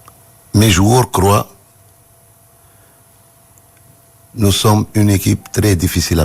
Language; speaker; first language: French; non-native, local second language; Arabic